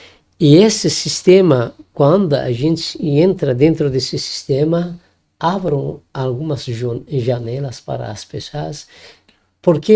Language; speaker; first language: Portuguese; non-native, learner; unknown